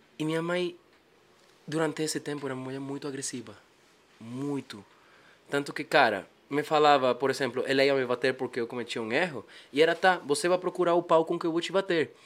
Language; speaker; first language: Portuguese; non-native, fluent; Spanish